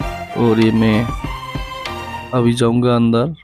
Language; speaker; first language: Hindi; non-native, local second language; Assamese